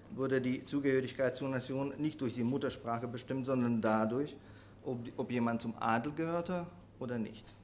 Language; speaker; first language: German; non-native, fluent; Hungarian